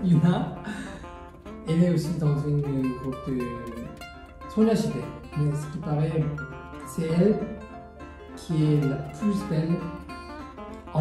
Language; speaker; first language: French; non-native, fluent; Korean